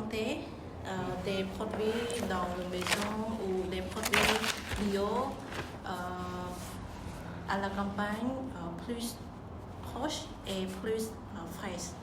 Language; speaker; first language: French; non-native, learner; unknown